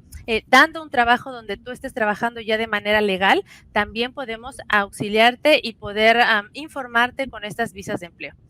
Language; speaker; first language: Spanish; native; Spanish